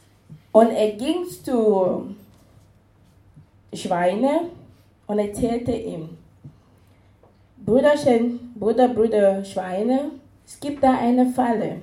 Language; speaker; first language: German; non-native, fluent; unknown